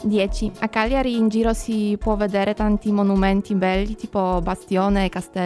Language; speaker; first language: Italian; non-native, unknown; Polish